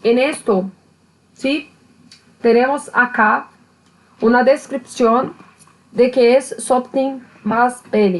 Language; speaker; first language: Spanish; non-native, learner; Portuguese